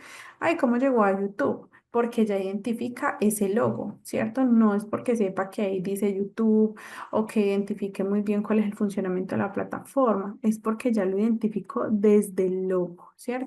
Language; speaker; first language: Spanish; native; Spanish